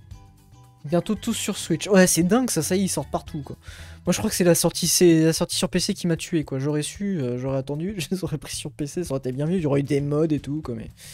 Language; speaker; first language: French; native; French